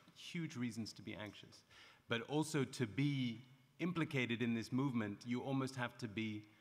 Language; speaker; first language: English; native; English